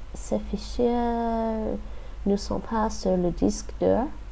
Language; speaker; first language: French; non-native, learner; English